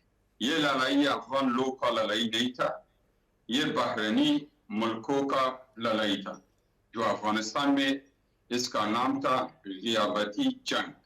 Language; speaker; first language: Hindi; non-native, learner; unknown